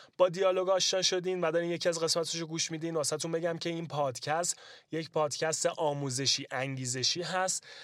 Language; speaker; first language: Persian; native; Persian